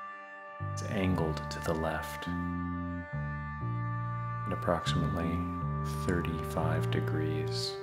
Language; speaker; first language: English; native; English